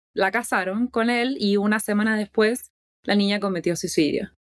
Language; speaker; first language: Spanish; native; Spanish